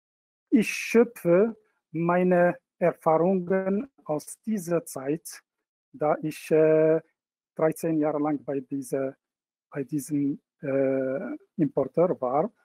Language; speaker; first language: German; non-native, fluent; Arabic